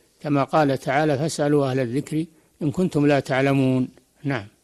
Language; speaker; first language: Arabic; native; Arabic